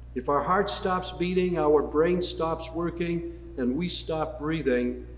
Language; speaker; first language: English; native; English